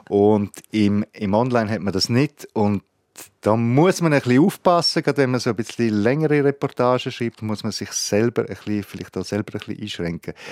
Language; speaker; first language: German; native; German